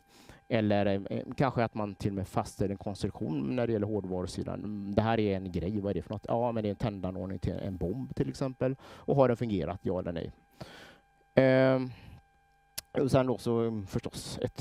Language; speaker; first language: Swedish; native; Swedish